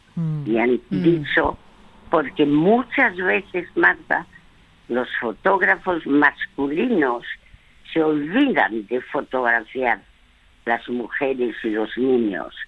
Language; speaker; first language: Spanish; early bilingual, other home language; French